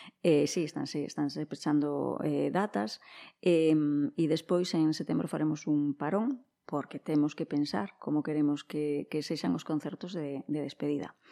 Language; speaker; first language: Galician; native; Galician